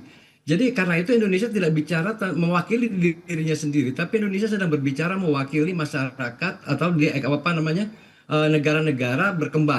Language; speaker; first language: Indonesian; native; Indonesian